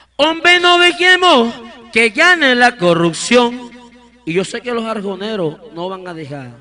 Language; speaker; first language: Spanish; native; Spanish